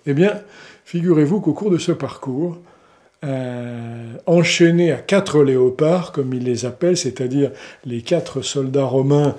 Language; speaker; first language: French; native; French